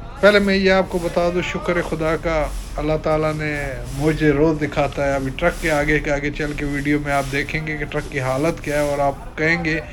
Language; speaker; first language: Urdu; non-native, local second language; Sindhi